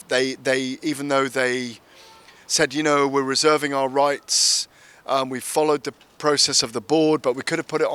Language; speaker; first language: English; native; English